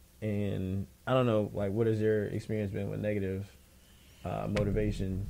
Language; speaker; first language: English; native; English